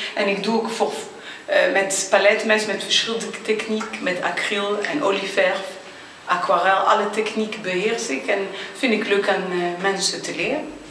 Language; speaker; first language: Dutch; early bilingual, heritage; French